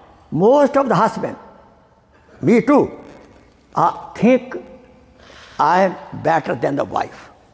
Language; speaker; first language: English; non-native, local second language; Urdu